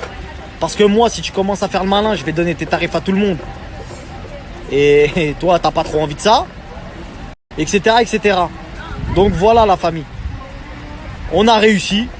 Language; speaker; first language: French; native; French